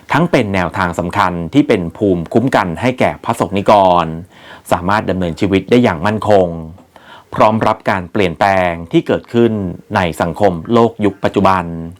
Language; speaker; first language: Thai; native; Thai